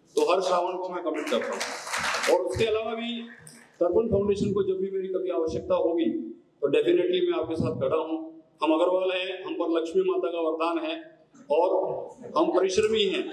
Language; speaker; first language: Hindi; non-native, local second language; Marathi